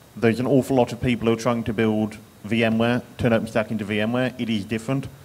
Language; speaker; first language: English; native; English